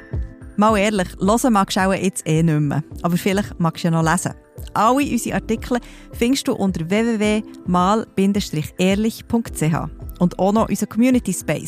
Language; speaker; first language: German; native; German